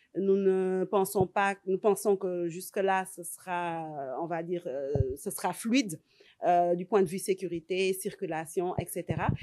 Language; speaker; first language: French; non-native, local second language; Wolof